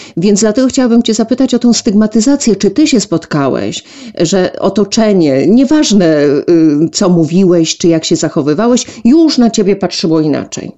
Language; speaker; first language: Polish; native; Polish